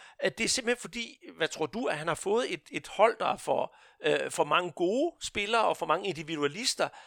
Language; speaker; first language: Danish; non-native, fluent; Portuguese